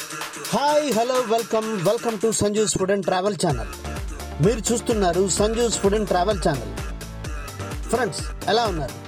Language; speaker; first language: Telugu; native; Telugu